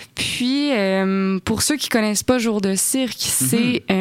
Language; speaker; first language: French; native; French